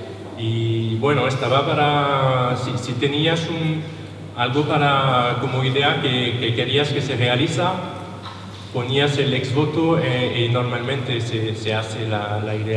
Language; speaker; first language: Spanish; non-native, learner; French